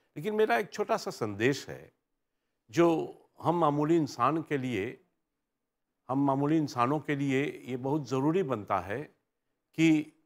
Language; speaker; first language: Hindi; early bilingual, heritage; Hindi